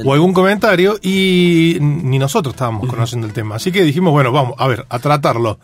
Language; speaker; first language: Spanish; native; Spanish